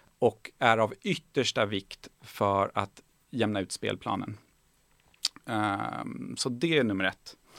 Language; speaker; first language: Swedish; early bilingual, other home language; Persian